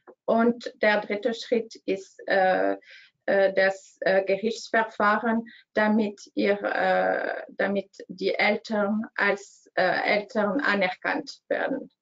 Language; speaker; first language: German; non-native, learner; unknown